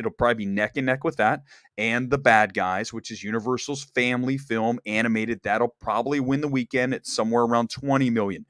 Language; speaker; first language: English; native; English